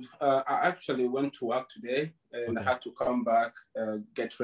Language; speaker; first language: English; non-native, local second language; Ganda